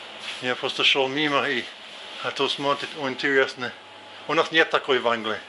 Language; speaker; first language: Russian; non-native, fluent; English